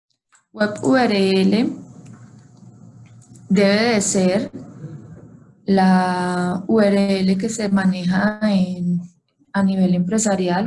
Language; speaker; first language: Spanish; native; Spanish